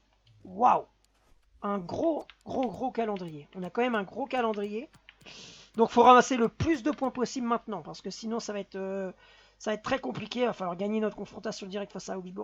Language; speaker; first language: French; native; French